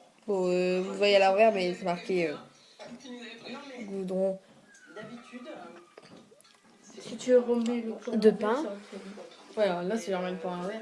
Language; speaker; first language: French; native; French